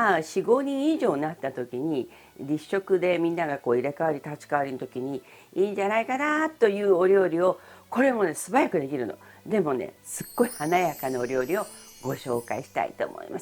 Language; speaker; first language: Japanese; early bilingual, other home language; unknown